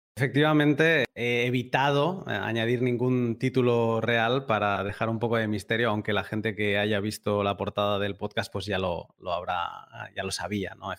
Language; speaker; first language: Spanish; native; Spanish